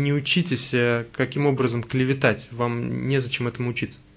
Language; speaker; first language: Russian; native; Russian